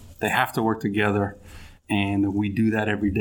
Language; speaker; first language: English; native; English